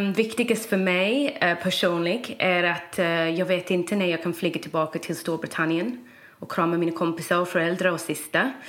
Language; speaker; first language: Swedish; non-native, fluent; English